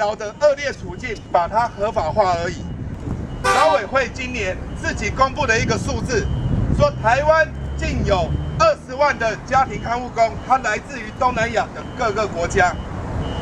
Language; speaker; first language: Chinese; native; Chinese